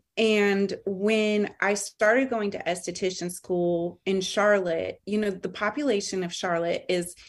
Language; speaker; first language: English; native; English